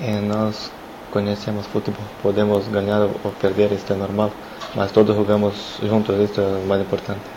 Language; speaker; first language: Portuguese; non-native, learner; Spanish